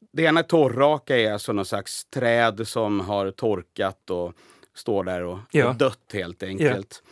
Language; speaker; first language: Swedish; native; Swedish